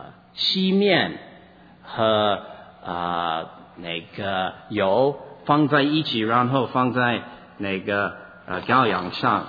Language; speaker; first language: Chinese; non-native, fluent; English